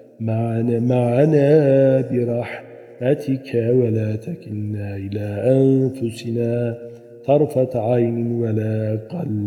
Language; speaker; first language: Arabic; non-native, fluent; Turkish